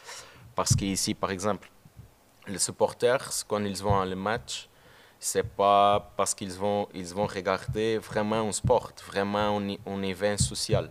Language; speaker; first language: French; non-native, learner; Portuguese